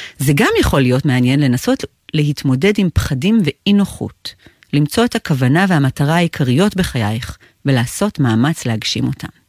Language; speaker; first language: Hebrew; native; Hebrew